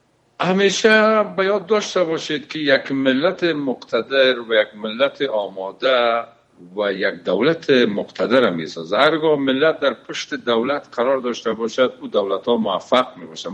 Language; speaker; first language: Persian; native; Persian